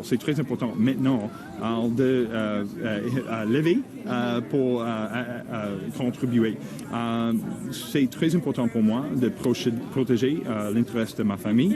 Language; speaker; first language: French; non-native, learner; English